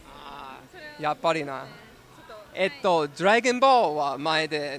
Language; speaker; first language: Japanese; non-native, learner; English